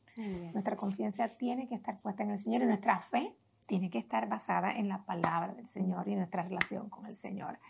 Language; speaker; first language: Spanish; native; Spanish